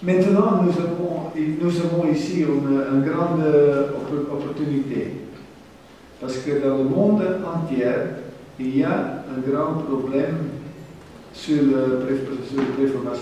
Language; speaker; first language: French; non-native, fluent; German